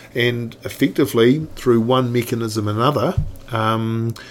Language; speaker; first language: English; native; English